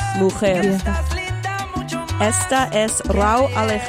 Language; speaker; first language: Spanish; non-native, local second language; English